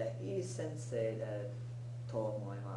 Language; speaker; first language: Japanese; non-native, learner; English